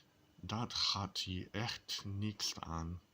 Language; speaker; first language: Dutch; non-native, learner; English